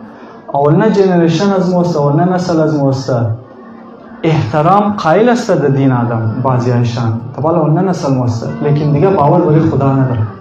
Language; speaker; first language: Persian; native; Persian